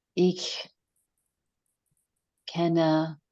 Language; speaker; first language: German; non-native, learner; English